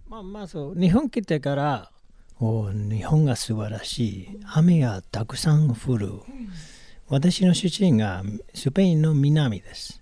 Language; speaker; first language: Japanese; non-native, learner; Spanish